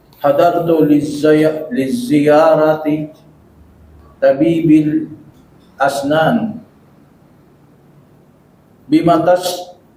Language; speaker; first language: Arabic; non-native, learner; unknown